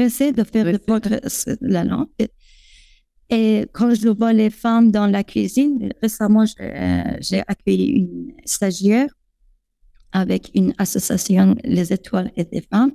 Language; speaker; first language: French; non-native, fluent; Persian